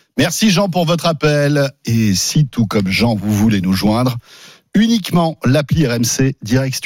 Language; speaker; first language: French; native; French